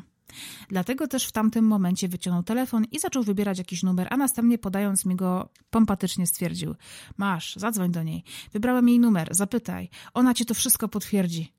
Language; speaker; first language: Polish; native; Polish